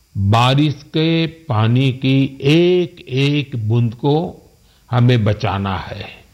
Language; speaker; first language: Hindi; non-native, local second language; Gujarati